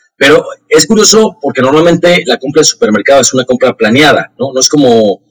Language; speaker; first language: Spanish; native; Spanish